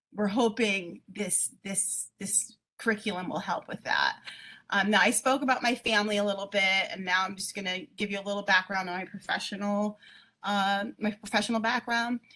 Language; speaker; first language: English; native; English